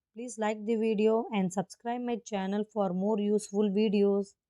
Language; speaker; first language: English; non-native, local second language; Hindi